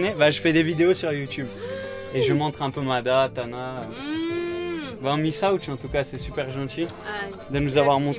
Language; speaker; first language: French; native; French